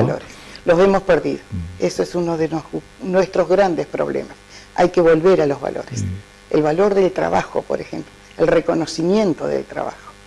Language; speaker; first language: Spanish; native; Spanish